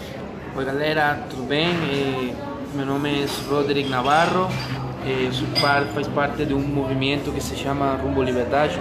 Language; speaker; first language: Portuguese; non-native, fluent; Spanish